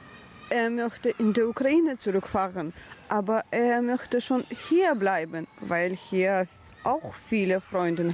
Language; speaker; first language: German; non-native, learner; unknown